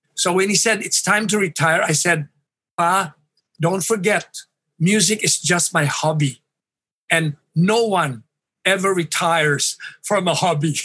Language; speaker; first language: English; non-native, local second language; Hiligaynon